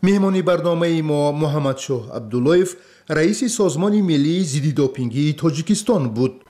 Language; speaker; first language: Persian; native; Persian